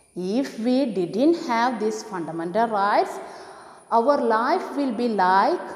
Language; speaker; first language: English; non-native, local second language; Malayalam